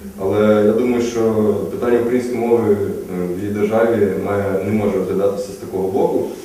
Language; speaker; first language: Ukrainian; native; Ukrainian